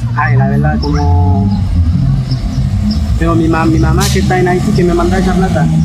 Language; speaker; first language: Spanish; non-native, learner; Haitian Creole